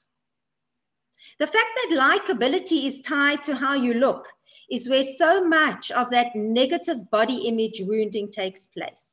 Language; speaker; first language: English; non-native, fluent; Polish